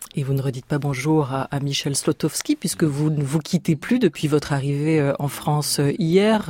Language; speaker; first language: French; native; French